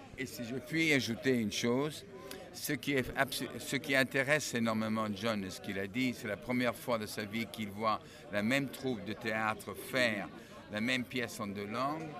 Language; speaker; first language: French; native; French